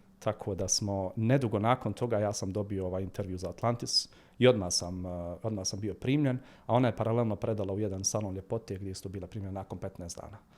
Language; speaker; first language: Bosnian; native; Bosnian